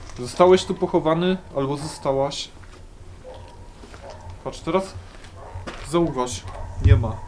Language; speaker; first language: Polish; native; Polish